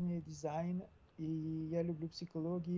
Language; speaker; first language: Russian; non-native, learner; French